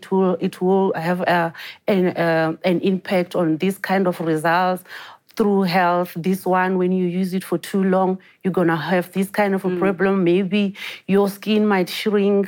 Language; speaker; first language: English; non-native, local second language; Venda